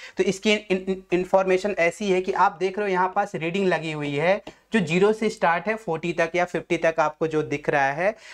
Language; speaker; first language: Hindi; non-native, local second language; Marathi